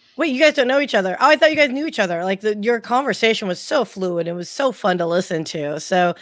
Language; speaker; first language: English; early bilingual, other home language; Thai